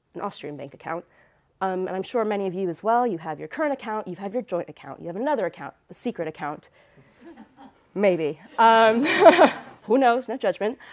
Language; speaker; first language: English; native; English